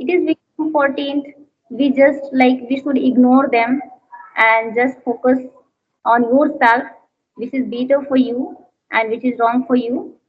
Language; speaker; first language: English; non-native, learner; Hindi